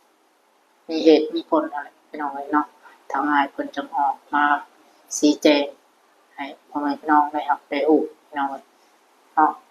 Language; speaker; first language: Thai; non-native, local second language; Lao